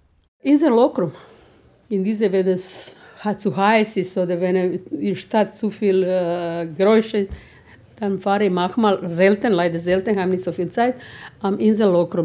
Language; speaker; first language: German; non-native, fluent; Croatian